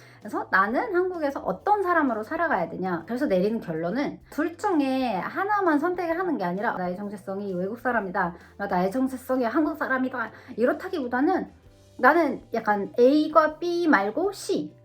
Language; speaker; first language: Korean; non-native, fluent; Russian